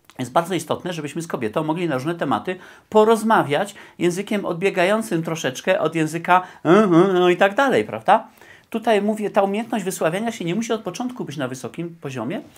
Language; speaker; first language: Polish; native; Polish